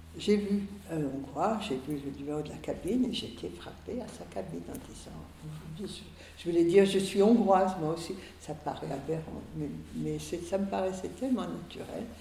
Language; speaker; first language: French; early bilingual, other home language; Hungarian